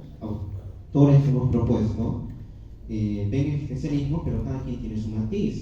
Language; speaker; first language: Spanish; native; Spanish